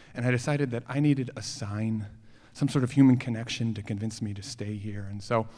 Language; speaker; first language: English; native; English